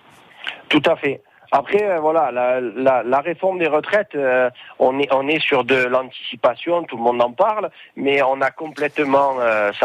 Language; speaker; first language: French; native; French